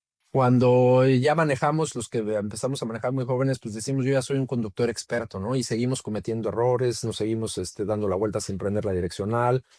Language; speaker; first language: Spanish; native; Spanish